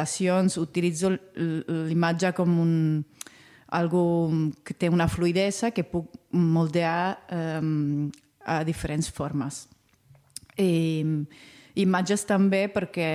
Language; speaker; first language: Catalan; non-native, fluent; Italian